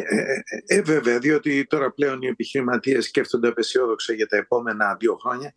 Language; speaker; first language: Greek; native; Greek